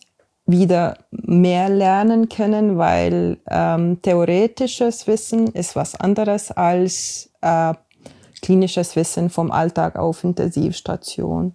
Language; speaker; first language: German; non-native, fluent; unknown